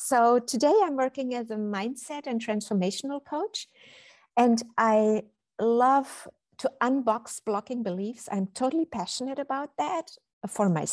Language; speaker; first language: English; non-native, fluent; German